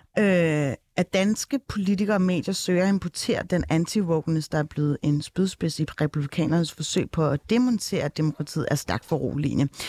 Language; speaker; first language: Danish; native; Danish